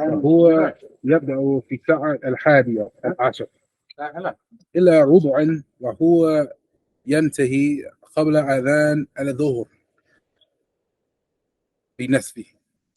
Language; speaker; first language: Arabic; non-native, learner; English